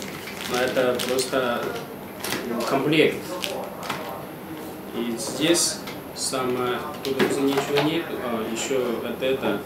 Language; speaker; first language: Russian; non-native, learner; Chinese